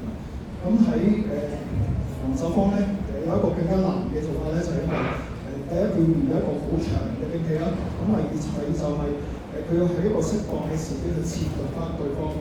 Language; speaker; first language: Cantonese; native; Cantonese